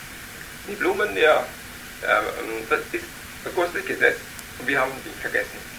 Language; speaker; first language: German; non-native, learner; Vietnamese